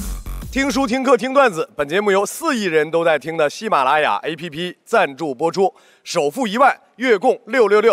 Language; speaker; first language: Chinese; native; Chinese